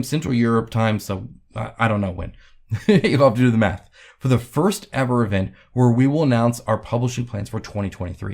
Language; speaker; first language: English; native; English